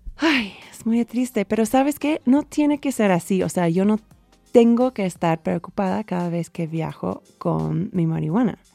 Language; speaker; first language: Spanish; non-native, fluent; English